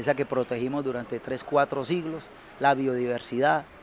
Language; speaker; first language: Spanish; native; Spanish